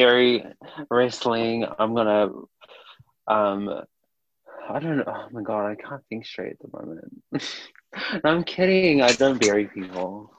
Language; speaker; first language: English; native; English